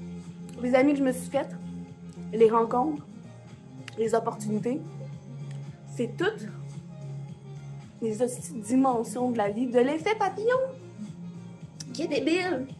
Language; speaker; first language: French; native; French